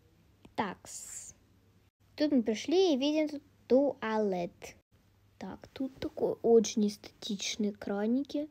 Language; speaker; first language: Russian; native; Russian